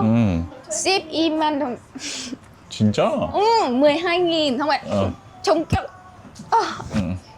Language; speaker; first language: Korean; non-native, learner; Vietnamese